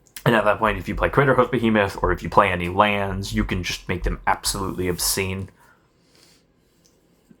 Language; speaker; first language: English; native; English